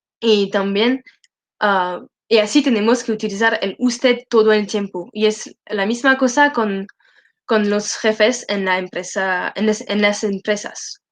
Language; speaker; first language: Spanish; non-native, learner; French